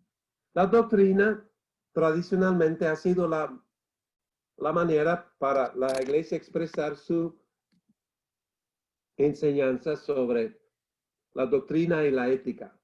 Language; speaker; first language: Spanish; non-native, fluent; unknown